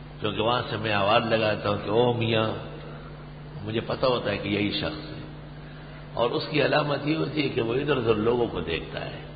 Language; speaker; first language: Urdu; non-native, local second language; Pashto